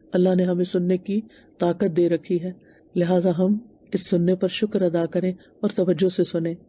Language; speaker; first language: Urdu; native; Urdu